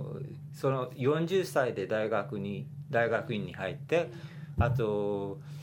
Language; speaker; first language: Japanese; non-native, fluent; English